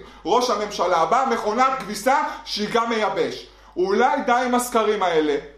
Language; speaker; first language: Hebrew; native; Hebrew